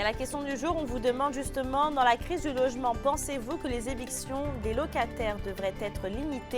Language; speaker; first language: French; native; French